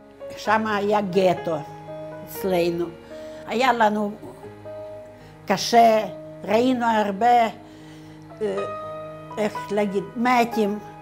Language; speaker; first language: Hebrew; non-native, learner; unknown